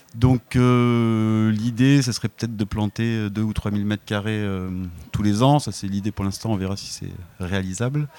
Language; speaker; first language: French; native; French